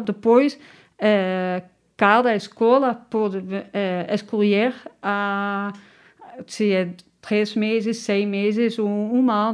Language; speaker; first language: Portuguese; non-native, learner; Dutch